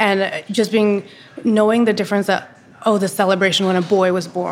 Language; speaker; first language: English; non-native, local second language; Urdu